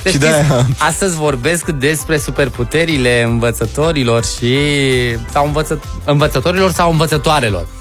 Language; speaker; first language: Romanian; native; Romanian